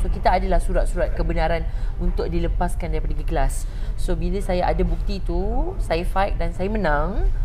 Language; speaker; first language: Malay; native; Malay